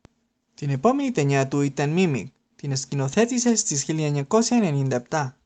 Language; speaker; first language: Greek; non-native, learner; Spanish